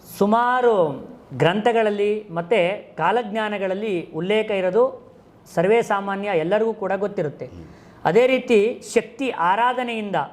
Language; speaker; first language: Kannada; native; Kannada